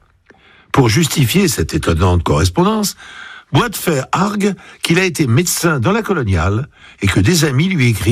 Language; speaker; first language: French; native; French